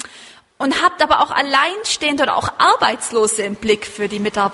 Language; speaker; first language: German; native; German